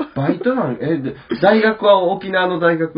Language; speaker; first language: Japanese; native; Japanese